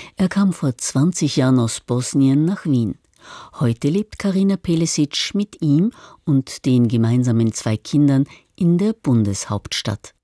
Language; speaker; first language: German; native; German